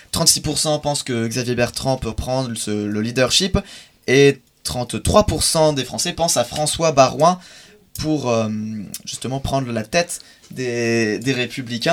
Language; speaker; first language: French; native; French